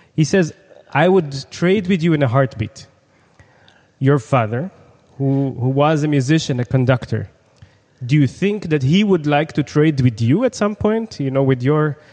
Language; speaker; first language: English; non-native, fluent; Hebrew